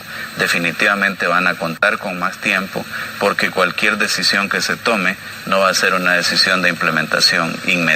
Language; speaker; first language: Spanish; native; Spanish